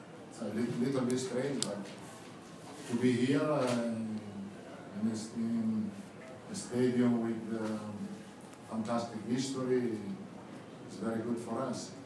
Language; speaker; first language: English; non-native, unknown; Italian